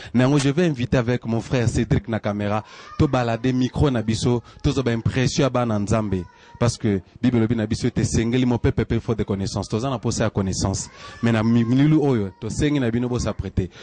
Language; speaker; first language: French; non-native, local second language; Lingala